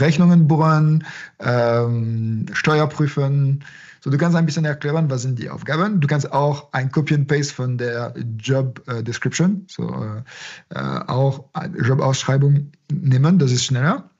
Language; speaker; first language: German; non-native, fluent; French